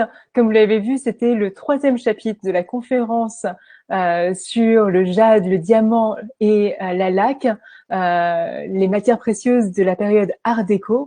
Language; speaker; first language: French; native; French